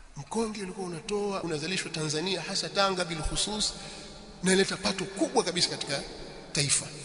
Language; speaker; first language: Swahili; native; Swahili